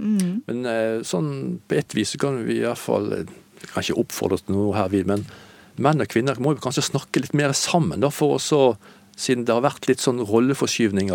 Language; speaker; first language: Norwegian; native; Norwegian